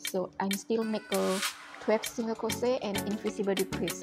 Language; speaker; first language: English; non-native, learner; Indonesian